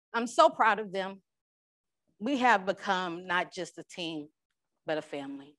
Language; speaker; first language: English; native; English